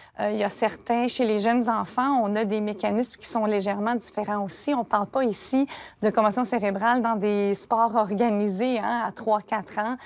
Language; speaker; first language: French; native; French